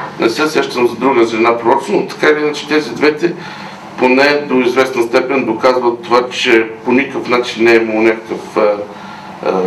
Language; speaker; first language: Bulgarian; native; Bulgarian